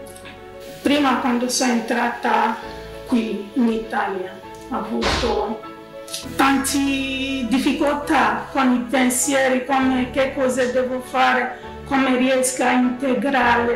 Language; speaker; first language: Italian; non-native, learner; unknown